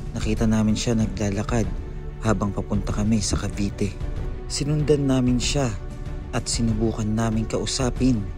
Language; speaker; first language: Filipino; native; Filipino